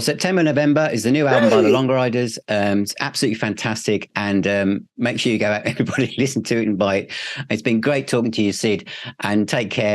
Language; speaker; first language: English; native; English